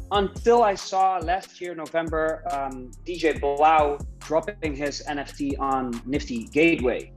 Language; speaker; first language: English; non-native, fluent; Dutch